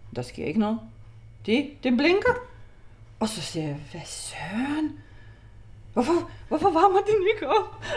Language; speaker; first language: Danish; non-native, fluent; Lithuanian